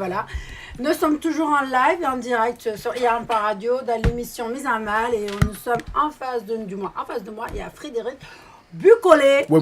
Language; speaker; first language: French; native; French